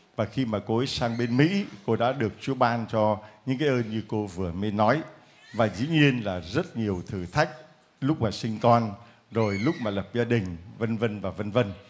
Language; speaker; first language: Vietnamese; native; Vietnamese